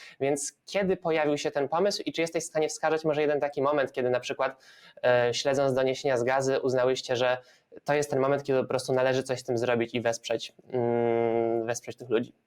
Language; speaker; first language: Polish; native; Polish